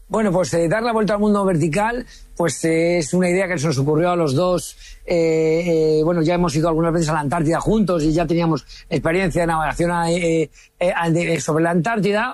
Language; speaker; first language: Spanish; native; Spanish